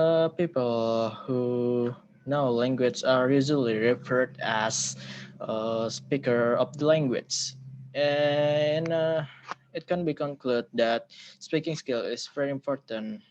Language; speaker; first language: English; non-native, learner; Indonesian